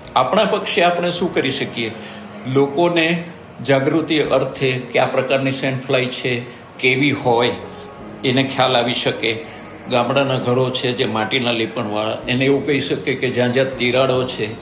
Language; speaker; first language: Gujarati; native; Gujarati